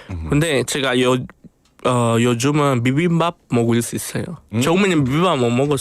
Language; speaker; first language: Korean; non-native, fluent; Spanish